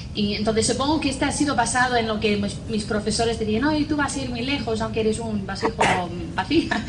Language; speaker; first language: Spanish; non-native, fluent; English